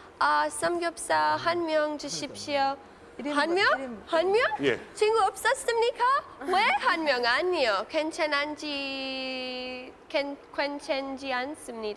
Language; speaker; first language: Korean; non-native, learner; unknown